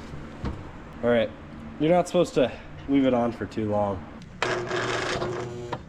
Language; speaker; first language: English; native; English